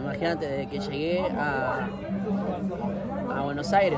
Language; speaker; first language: Spanish; native; Spanish